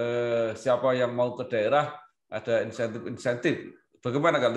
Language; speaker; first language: Indonesian; native; Indonesian